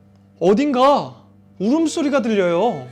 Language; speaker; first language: Korean; native; Korean